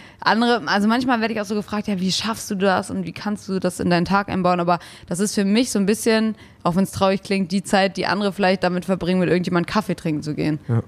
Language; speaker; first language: German; early bilingual, other home language; English